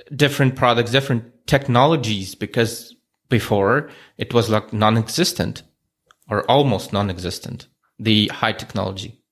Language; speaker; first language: English; non-native, fluent; Russian